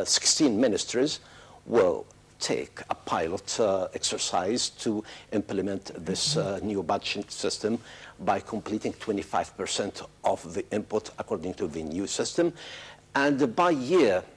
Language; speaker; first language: English; non-native, fluent; Arabic